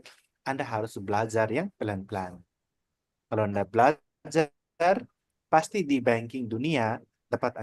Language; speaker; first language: Indonesian; non-native, learner; Nepali